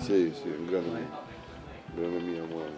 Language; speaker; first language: French; non-native, learner; Italian